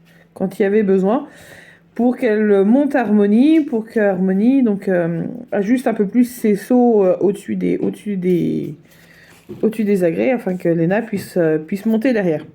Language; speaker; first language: French; native; French